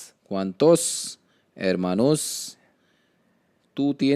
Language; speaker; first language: Spanish; non-native, learner; Hindi